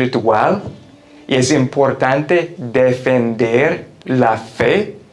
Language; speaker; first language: Spanish; non-native, fluent; English